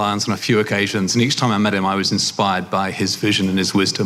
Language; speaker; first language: English; native; English